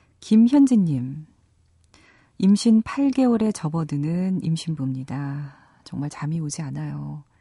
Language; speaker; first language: Korean; native; Korean